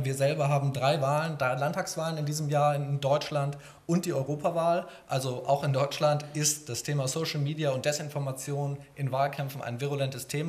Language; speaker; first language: German; native; German